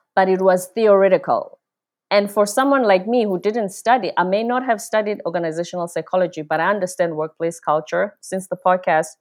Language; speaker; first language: English; non-native, local second language; Zulu